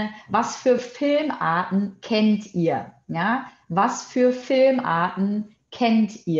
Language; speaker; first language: German; non-native, fluent; Portuguese